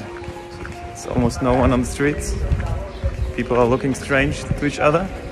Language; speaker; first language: English; non-native, fluent; German